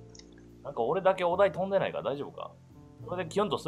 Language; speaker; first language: Japanese; native; Japanese